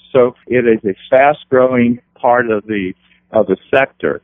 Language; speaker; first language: English; native; English